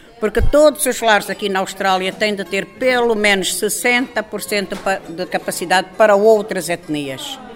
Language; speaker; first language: Portuguese; native; Portuguese